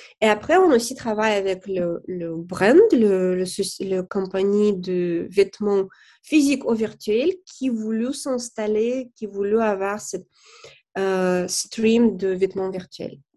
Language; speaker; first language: French; non-native, fluent; Russian